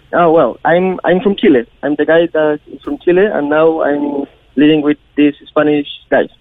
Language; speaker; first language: English; non-native, learner; Spanish